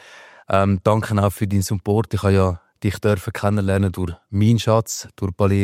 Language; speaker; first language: German; native; German